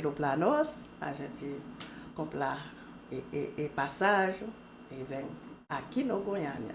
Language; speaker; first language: Portuguese; non-native, learner; Haitian Creole